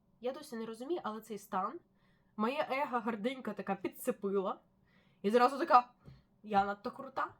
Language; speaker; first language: Ukrainian; non-native, local second language; Russian